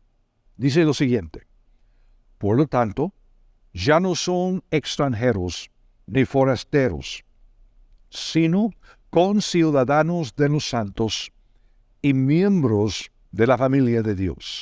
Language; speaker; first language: Spanish; non-native, fluent; English